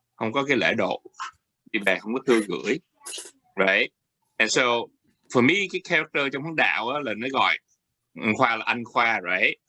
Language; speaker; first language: Vietnamese; early bilingual, heritage; Vietnamese